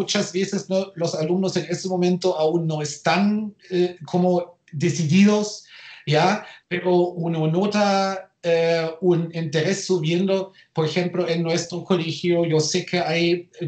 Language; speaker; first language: Spanish; non-native, fluent; German